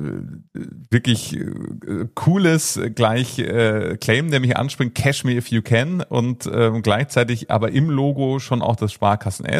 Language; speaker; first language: German; native; German